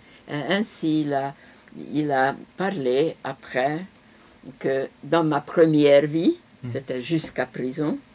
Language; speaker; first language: French; non-native, fluent; Hungarian